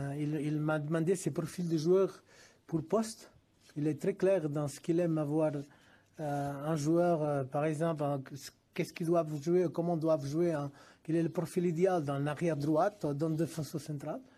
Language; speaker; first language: French; non-native, fluent; Portuguese